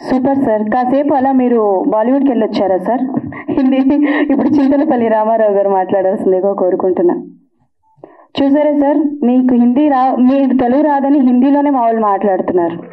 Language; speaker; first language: Telugu; native; Telugu